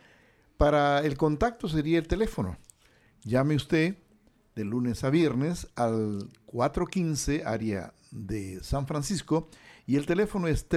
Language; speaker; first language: Spanish; native; Spanish